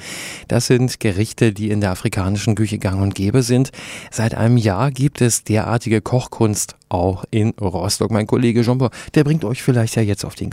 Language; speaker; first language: German; native; German